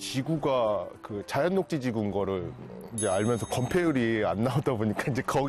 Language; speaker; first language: Korean; native; Korean